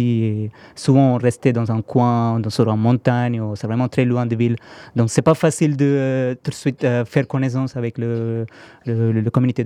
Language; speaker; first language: French; non-native, fluent; Tamil